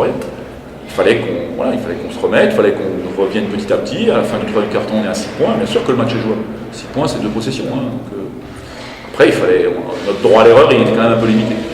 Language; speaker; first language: French; native; French